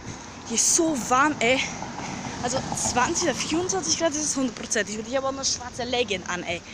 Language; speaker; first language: German; early bilingual, other home language; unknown